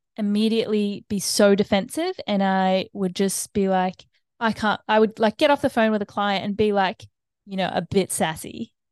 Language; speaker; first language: English; native; English